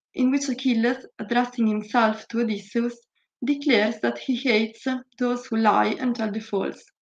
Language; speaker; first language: English; non-native, fluent; Italian